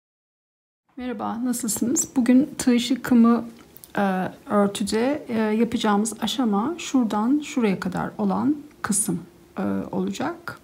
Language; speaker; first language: Turkish; native; Turkish